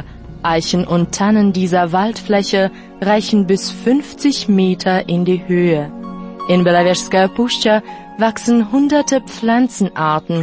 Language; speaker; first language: German; non-native, fluent; Russian